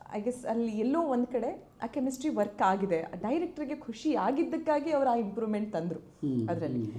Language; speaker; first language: Kannada; native; Kannada